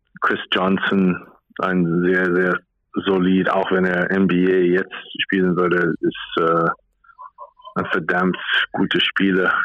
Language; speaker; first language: German; non-native, fluent; English